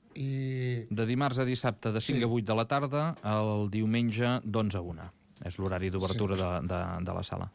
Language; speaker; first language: Catalan; native; Catalan